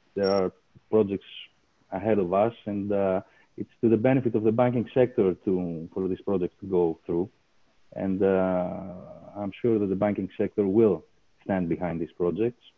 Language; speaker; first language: English; non-native, fluent; Greek